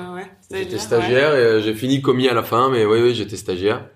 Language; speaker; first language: French; non-native, fluent; Spanish